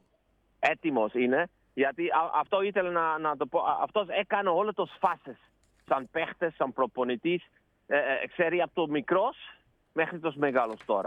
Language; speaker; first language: Greek; non-native, learner; Dutch